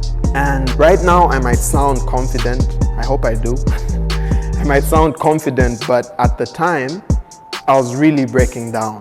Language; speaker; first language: English; non-native, local second language; Bemba